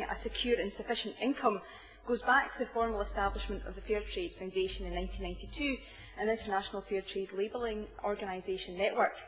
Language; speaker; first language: English; native; English